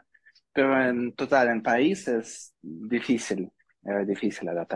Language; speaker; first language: Spanish; non-native, learner; Russian